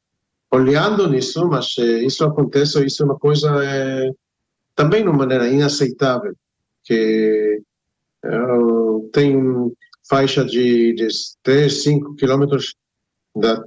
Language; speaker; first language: Portuguese; non-native, fluent; Hebrew